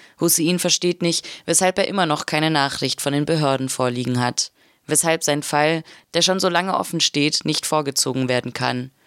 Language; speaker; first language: German; native; German